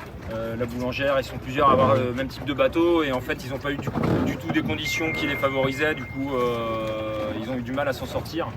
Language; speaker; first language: French; native; French